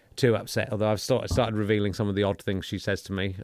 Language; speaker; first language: English; native; English